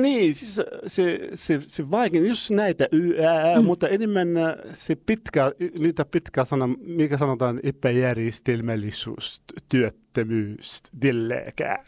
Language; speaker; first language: Finnish; non-native, fluent; Arabic